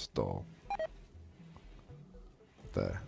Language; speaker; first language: English; native; English